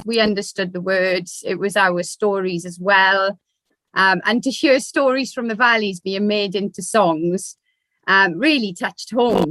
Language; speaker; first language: English; native; English